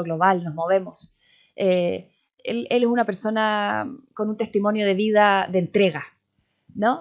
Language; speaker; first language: Spanish; native; Spanish